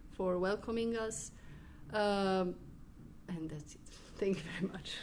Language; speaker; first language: English; non-native, fluent; Croatian